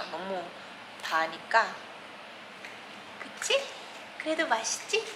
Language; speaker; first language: Korean; early bilingual, heritage; Korean